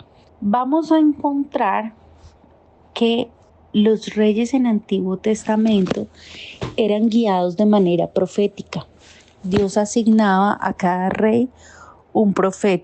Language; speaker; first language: Spanish; native; Spanish